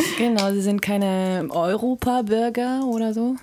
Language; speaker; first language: German; native; German